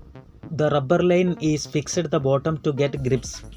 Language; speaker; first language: English; non-native, local second language; Malayalam